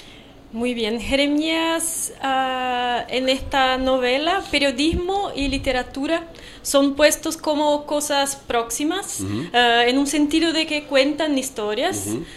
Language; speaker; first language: Spanish; non-native, fluent; Portuguese